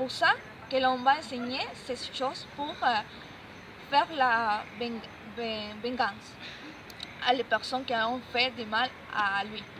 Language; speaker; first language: French; non-native, learner; Spanish